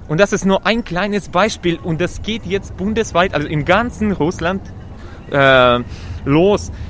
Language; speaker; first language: German; non-native, fluent; Russian